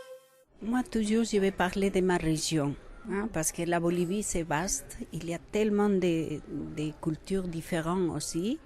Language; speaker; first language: French; non-native, fluent; Quechua